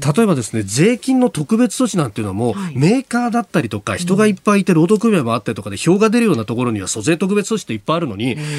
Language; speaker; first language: Japanese; native; Japanese